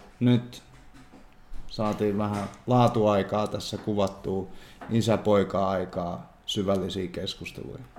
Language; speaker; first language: Finnish; native; Finnish